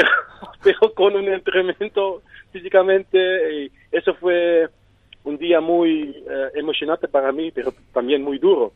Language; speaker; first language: Spanish; non-native, fluent; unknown